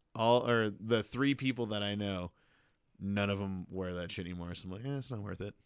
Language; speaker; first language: English; native; English